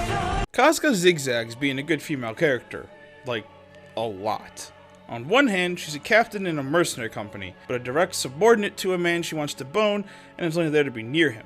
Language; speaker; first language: English; native; English